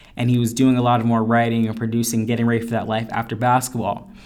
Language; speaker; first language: English; native; English